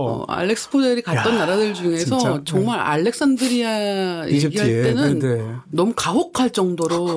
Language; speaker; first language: Korean; native; Korean